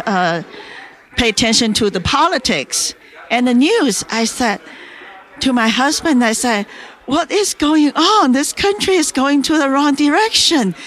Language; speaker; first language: English; non-native, fluent; Chinese